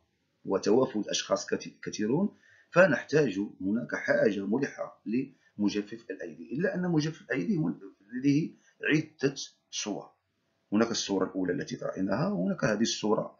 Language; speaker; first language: Arabic; native; Arabic